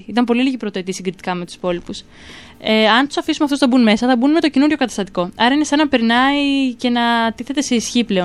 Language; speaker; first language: Greek; native; Greek